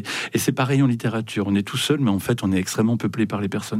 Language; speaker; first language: French; native; French